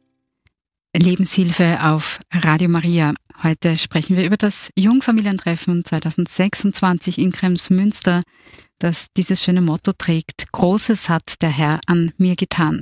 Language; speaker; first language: German; native; German